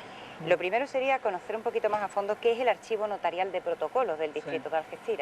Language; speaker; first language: Spanish; native; Spanish